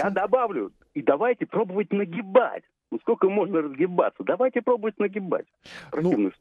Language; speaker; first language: Russian; native; Russian